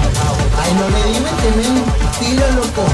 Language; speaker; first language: Spanish; native; Spanish